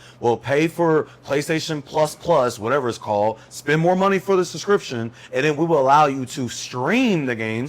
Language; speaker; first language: English; native; English